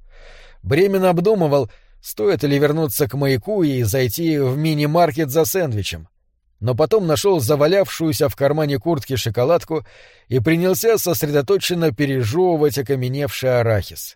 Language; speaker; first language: Russian; native; Russian